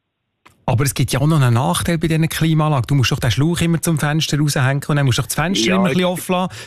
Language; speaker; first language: German; native; German